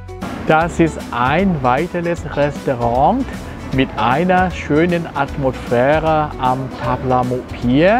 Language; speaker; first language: German; non-native, fluent; Thai